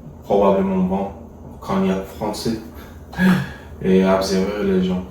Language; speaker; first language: French; non-native, learner; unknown